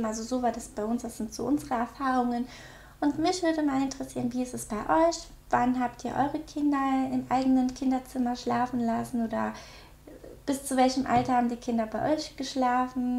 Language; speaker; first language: German; native; German